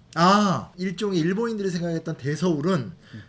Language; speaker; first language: Korean; native; Korean